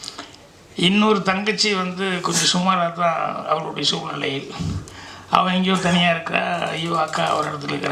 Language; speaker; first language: Tamil; native; Tamil